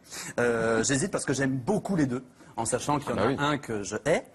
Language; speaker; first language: French; native; French